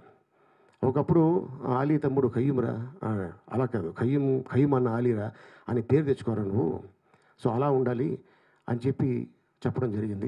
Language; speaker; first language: Telugu; native; Telugu